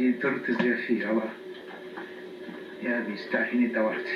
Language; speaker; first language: German; non-native, learner; Kinyarwanda